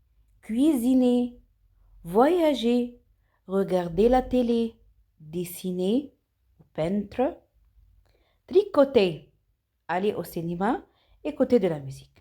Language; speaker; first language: French; non-native, fluent; Arabic